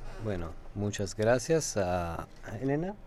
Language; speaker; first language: Spanish; non-native, fluent; Italian